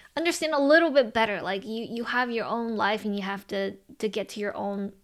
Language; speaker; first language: English; early bilingual, other home language; Chinese